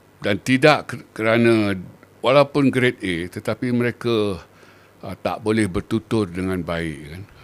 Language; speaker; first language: Malay; native; Malay